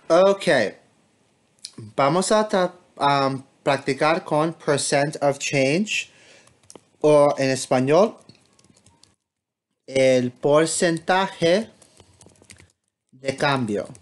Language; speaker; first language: Spanish; non-native, fluent; English